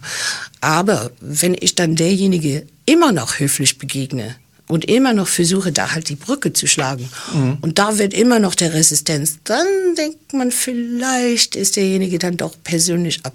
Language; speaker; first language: German; early bilingual, heritage; English